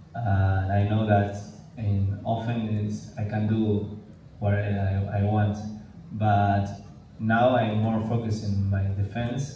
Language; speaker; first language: English; non-native, learner; Spanish